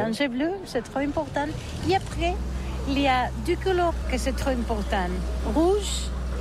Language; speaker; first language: French; non-native, learner; Catalan